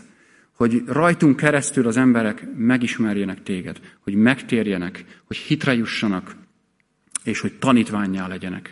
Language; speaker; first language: Hungarian; native; Hungarian